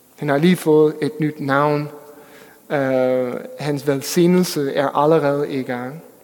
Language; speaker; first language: Danish; non-native, fluent; English